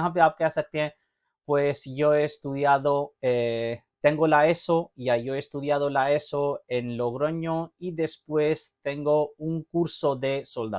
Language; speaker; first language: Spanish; non-native, fluent; Urdu